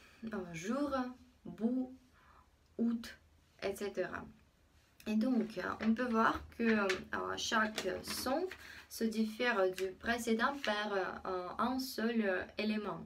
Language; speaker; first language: French; non-native, fluent; Russian